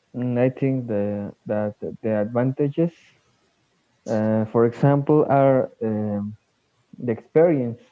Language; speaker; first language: English; non-native, learner; Spanish